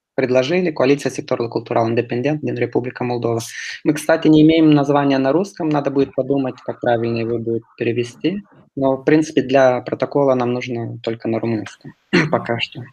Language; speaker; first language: Russian; non-native, local second language; Romanian